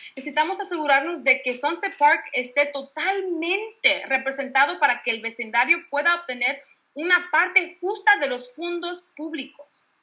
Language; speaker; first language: Spanish; early bilingual, heritage; Spanish